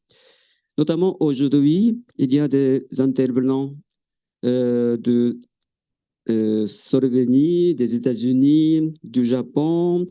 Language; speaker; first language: French; non-native, fluent; Japanese